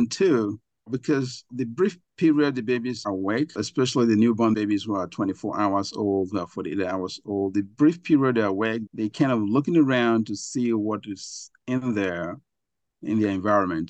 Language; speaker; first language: English; non-native, local second language; Igbo